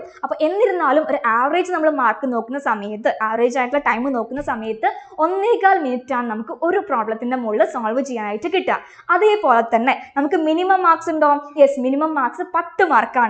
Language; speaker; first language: Malayalam; native; Malayalam